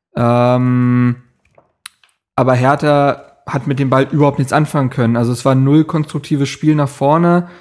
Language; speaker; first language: German; native; German